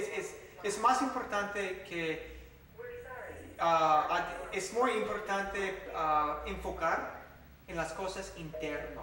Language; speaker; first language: Spanish; non-native, fluent; English